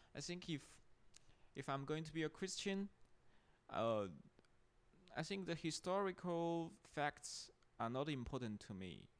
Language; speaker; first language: English; non-native, fluent; Chinese